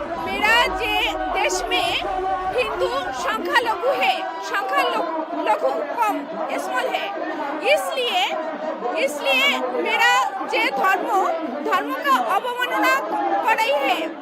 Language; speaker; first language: Hindi; non-native, learner; Bangla